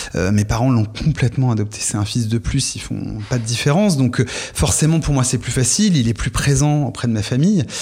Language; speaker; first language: French; native; French